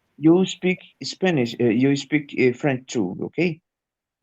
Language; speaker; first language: English; non-native, learner; Portuguese